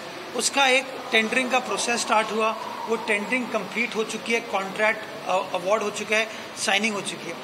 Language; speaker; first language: Urdu; native; Urdu